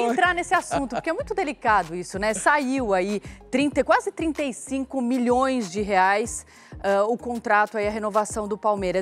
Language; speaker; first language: Portuguese; native; Portuguese